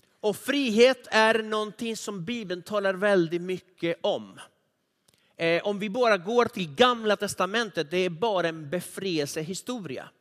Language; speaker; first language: Swedish; non-native, fluent; Spanish